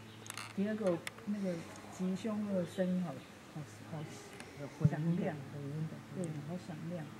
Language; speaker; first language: Chinese; native; Chinese